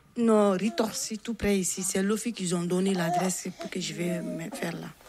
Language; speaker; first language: French; non-native, local second language; Bambara